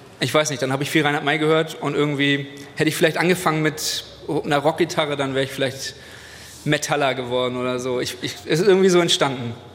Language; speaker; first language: German; native; German